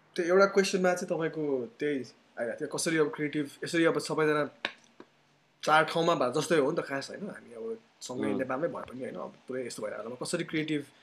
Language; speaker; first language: Nepali; native; Nepali